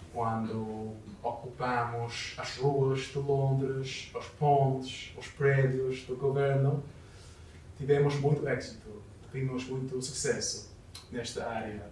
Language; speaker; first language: Portuguese; non-native, learner; English